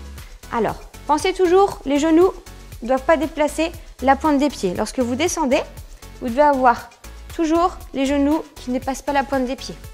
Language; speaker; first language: French; native; French